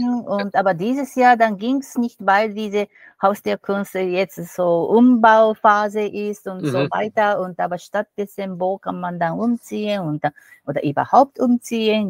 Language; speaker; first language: German; non-native, fluent; Japanese